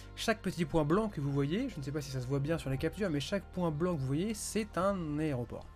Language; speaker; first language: French; native; French